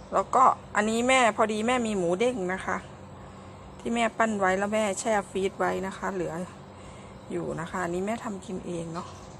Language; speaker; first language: Thai; native; Thai